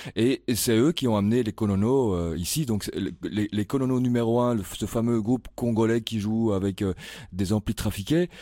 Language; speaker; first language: French; native; French